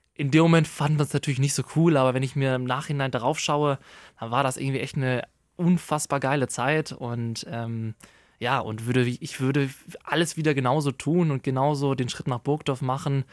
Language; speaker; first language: German; native; German